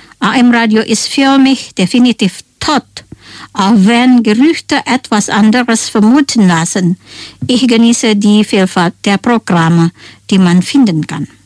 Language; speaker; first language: German; non-native, fluent; Indonesian